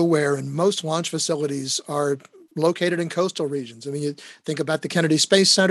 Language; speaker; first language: English; native; English